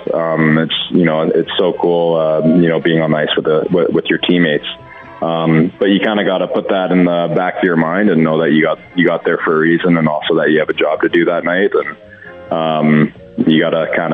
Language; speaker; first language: English; native; English